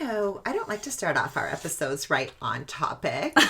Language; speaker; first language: English; native; English